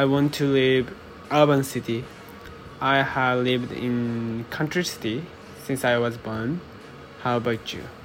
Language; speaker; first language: English; non-native, learner; Japanese